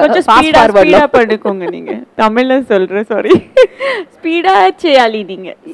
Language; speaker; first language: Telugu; non-native, learner; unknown